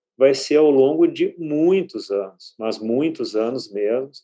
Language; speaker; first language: Portuguese; native; Portuguese